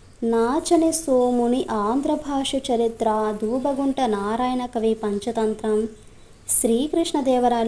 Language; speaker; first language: Telugu; native; Telugu